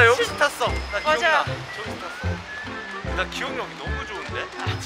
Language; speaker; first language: Korean; native; Korean